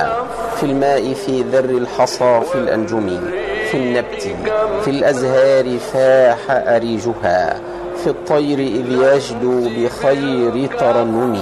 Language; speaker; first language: Arabic; native; Arabic